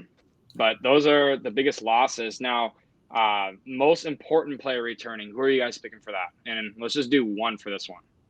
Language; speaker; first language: English; native; English